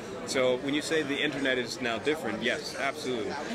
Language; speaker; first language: English; native; English